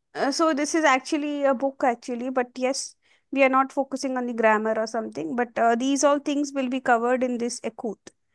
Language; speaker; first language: English; non-native, local second language; Hindi